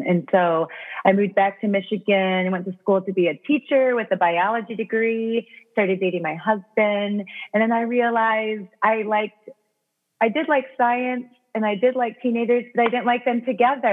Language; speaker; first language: English; native; English